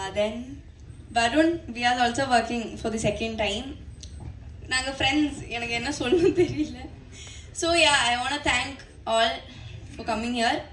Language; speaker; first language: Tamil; non-native, fluent; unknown